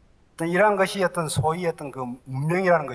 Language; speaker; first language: Korean; native; Korean